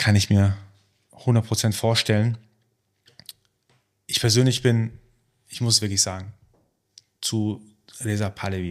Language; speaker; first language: German; early bilingual, other home language; Persian